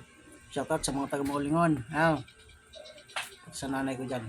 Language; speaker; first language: Filipino; native; Filipino